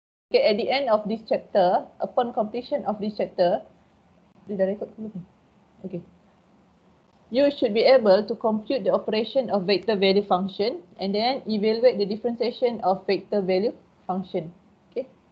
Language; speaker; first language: English; non-native, local second language; Malay